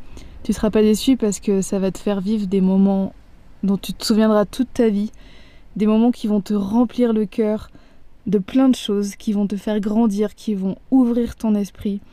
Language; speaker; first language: French; native; French